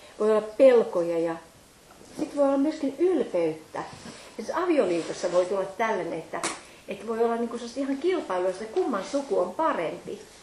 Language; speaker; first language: Finnish; native; Finnish